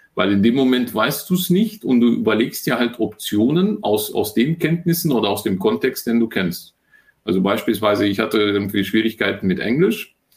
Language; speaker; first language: German; early bilingual, other home language; Russian